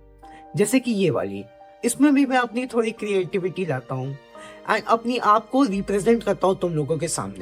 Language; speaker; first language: Hindi; native; Hindi